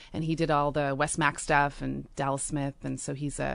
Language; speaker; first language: English; native; English